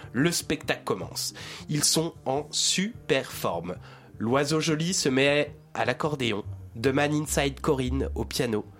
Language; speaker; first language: French; native; French